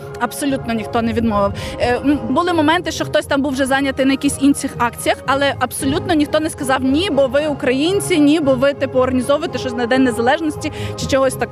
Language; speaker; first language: Ukrainian; native; Ukrainian